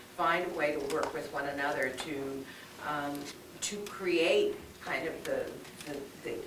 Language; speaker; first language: English; native; English